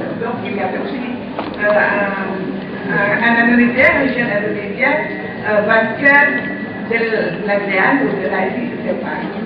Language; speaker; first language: French; non-native, fluent; Indonesian